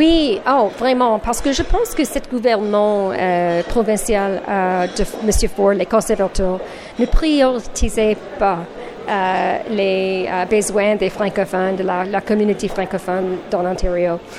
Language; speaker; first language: French; non-native, learner; English